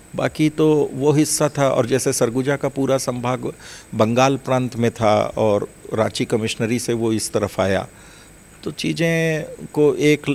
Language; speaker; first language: Hindi; native; Hindi